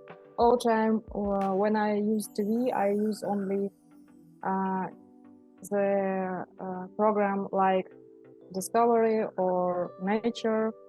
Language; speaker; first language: English; non-native, learner; Russian